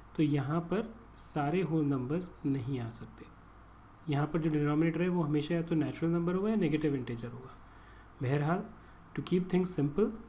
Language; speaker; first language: Hindi; native; Hindi